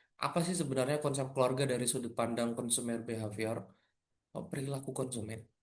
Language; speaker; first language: Indonesian; non-native, local second language; Madurese